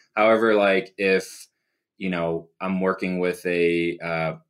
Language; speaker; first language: English; native; English